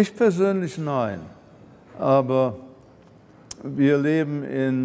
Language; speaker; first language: German; early bilingual, heritage; German